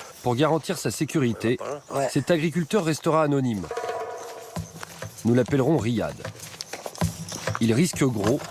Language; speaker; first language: French; native; French